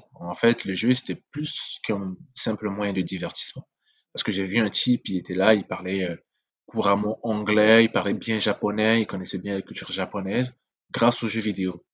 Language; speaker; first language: French; non-native, local second language; Sango